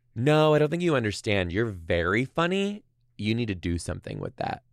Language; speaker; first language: English; native; English